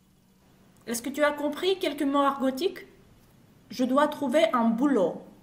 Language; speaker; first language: French; non-native, fluent; Russian